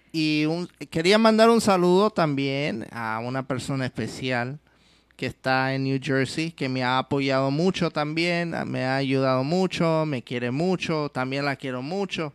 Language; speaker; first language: Spanish; early bilingual, heritage; Spanish